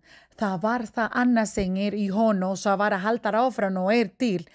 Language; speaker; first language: Icelandic; non-native, learner; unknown